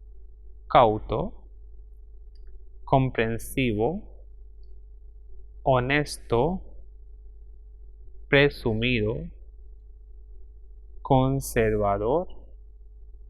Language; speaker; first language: Spanish; non-native, fluent; Hindi